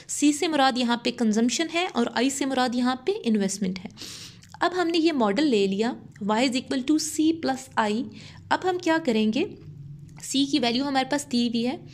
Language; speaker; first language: Urdu; non-native, local second language; Punjabi